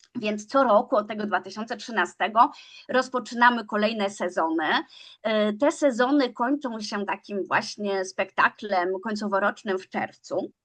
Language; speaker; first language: Polish; native; Polish